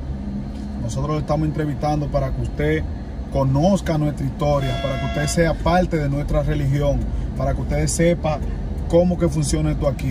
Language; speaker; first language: Spanish; native; Spanish